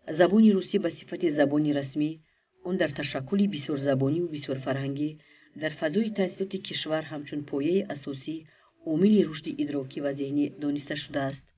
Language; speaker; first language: Tajik; native; Tajik